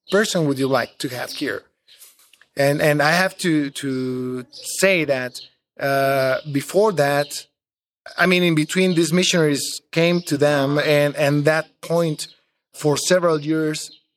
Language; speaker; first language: English; non-native, fluent; Spanish